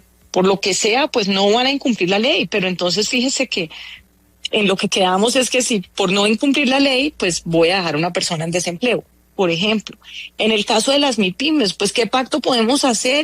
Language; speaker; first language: Spanish; native; Spanish